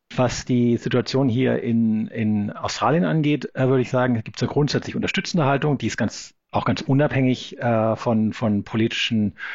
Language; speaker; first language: German; native; German